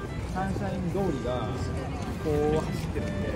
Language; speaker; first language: Japanese; native; Japanese